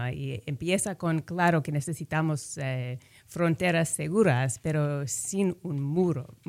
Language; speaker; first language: Spanish; non-native, fluent; English